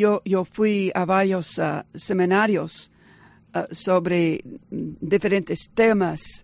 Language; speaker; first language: Spanish; early bilingual, heritage; Spanish